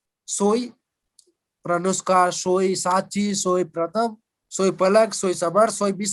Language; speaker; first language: Spanish; non-native, fluent; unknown